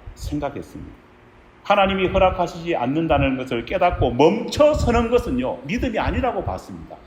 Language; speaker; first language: Korean; native; Korean